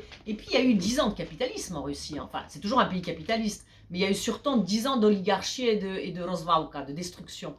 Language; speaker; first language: French; early bilingual, other home language; Polish